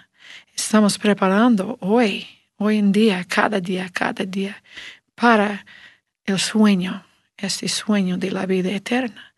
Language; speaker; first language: Spanish; non-native, learner; English